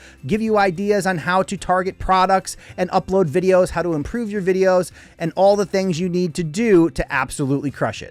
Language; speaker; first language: English; native; English